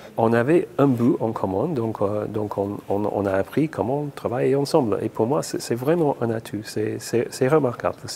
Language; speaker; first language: French; non-native, fluent; English